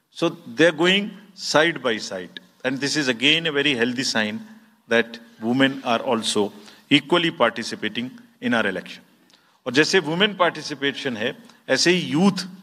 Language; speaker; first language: Hindi; native; Hindi